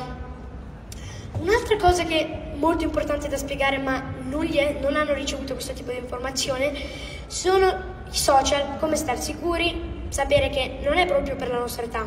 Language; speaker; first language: Italian; early bilingual, heritage; English